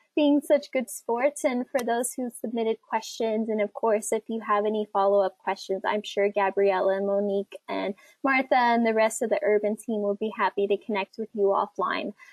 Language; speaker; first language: English; native; English